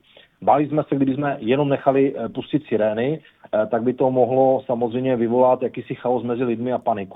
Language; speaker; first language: Czech; native; Czech